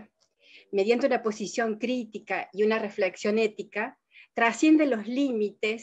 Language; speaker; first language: Spanish; native; Spanish